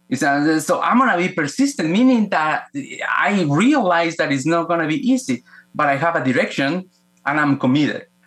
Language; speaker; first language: English; non-native, fluent; Spanish